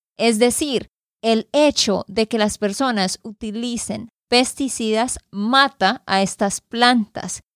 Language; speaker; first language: Spanish; native; Spanish